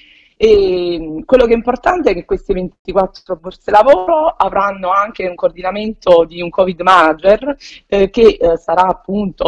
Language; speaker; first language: Italian; native; Italian